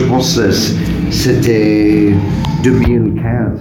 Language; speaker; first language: French; non-native, learner; English